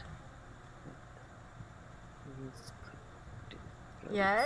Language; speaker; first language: English; non-native, learner; Vietnamese